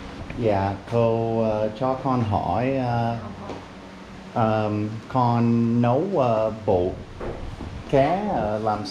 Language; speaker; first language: Vietnamese; non-native, learner; English